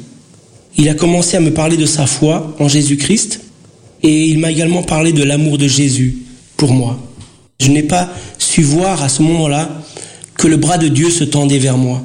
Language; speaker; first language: French; early bilingual, other home language; Portuguese